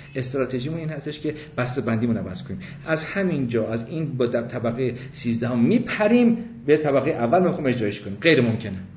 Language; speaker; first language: Persian; early bilingual, other home language; English